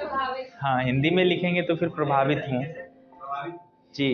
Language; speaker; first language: Hindi; native; Hindi